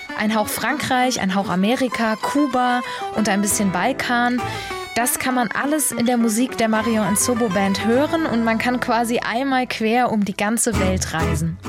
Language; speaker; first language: German; native; German